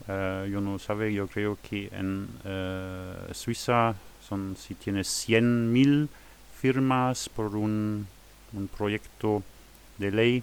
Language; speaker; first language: Spanish; non-native, fluent; German